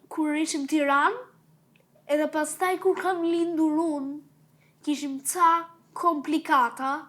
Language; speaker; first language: Albanian; early bilingual, heritage; Albanian